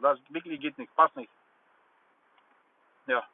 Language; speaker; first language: German; non-native, learner; Bulgarian